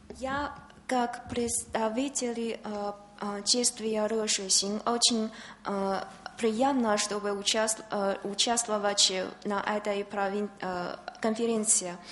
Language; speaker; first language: Russian; non-native, learner; Chinese